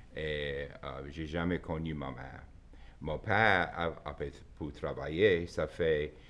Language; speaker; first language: French; native; French